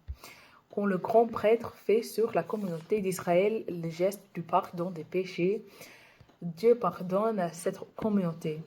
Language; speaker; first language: French; non-native, fluent; English